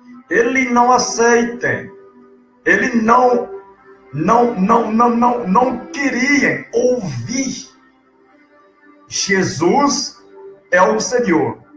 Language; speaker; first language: Portuguese; non-native, learner; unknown